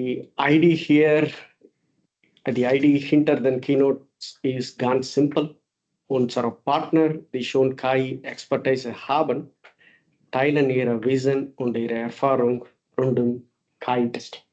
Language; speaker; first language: German; non-native, fluent; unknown